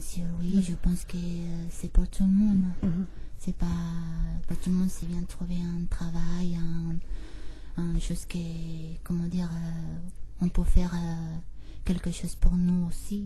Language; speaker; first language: French; non-native, fluent; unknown